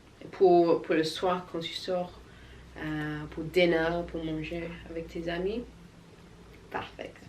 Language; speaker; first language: French; non-native, learner; English